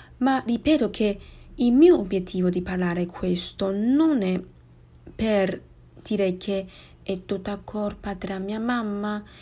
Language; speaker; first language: Italian; non-native, fluent; Chinese